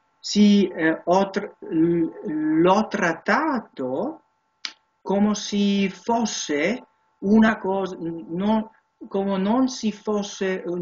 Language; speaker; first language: Italian; non-native, learner; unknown